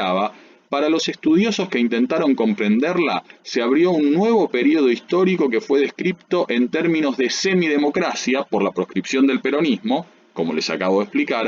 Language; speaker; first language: Spanish; native; Spanish